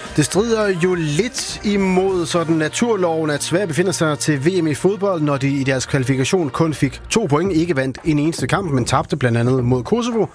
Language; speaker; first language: Danish; native; Danish